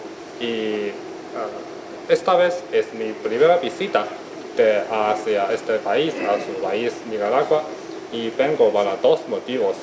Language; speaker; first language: Spanish; non-native, fluent; Chinese